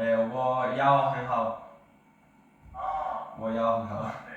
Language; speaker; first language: Chinese; non-native, learner; Spanish